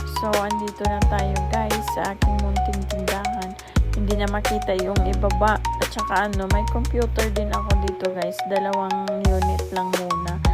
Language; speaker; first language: Filipino; non-native, local second language; Hiligaynon